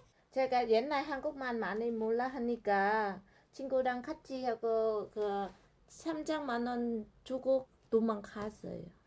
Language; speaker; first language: Korean; non-native, learner; Vietnamese